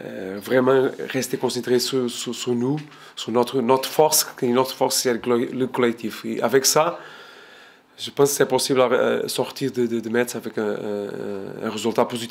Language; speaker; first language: French; non-native, fluent; Portuguese